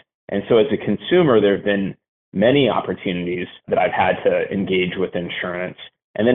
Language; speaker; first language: English; native; English